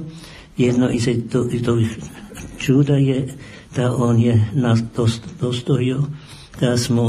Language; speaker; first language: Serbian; non-native, fluent; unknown